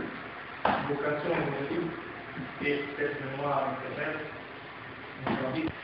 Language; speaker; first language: French; non-native, fluent; Serbian